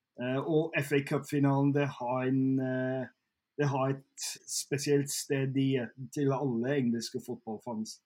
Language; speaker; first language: Norwegian; non-native, fluent; English